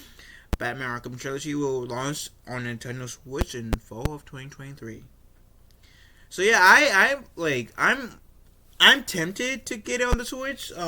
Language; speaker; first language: English; native; English